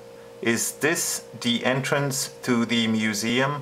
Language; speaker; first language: English; non-native, fluent; German